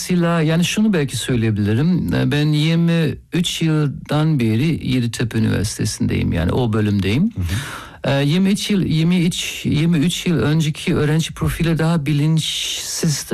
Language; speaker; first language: Turkish; non-native, fluent; German